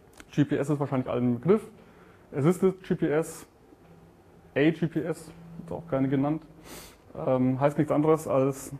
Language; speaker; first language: German; native; German